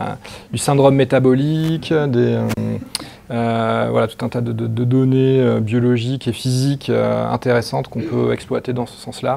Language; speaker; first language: French; native; French